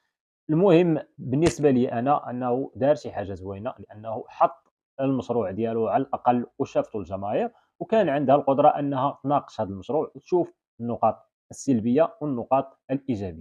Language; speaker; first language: Arabic; native; Arabic